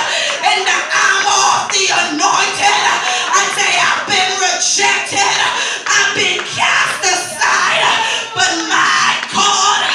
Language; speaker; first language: English; native; English